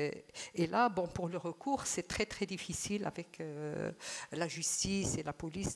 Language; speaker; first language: French; non-native, local second language; Arabic